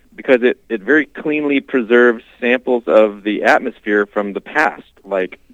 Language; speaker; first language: English; native; English